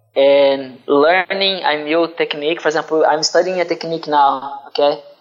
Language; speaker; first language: English; non-native, fluent; Portuguese